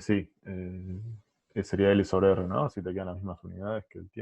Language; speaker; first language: Spanish; native; Spanish